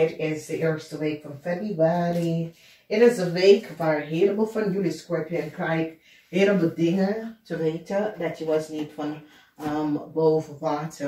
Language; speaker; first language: Dutch; non-native, fluent; English